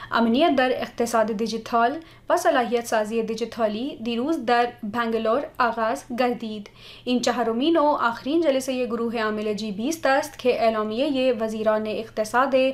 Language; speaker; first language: Persian; non-native, fluent; Hindi